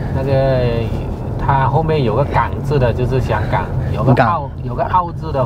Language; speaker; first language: Chinese; native; Chinese